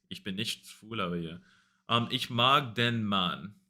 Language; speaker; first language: German; non-native, learner; English